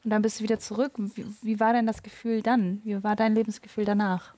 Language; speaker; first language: German; native; German